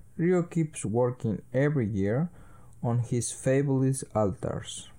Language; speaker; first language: English; early bilingual, other home language; Spanish